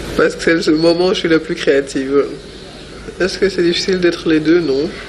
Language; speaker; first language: French; native; French